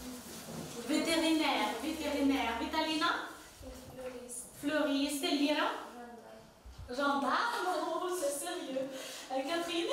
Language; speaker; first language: French; non-native, fluent; Ukrainian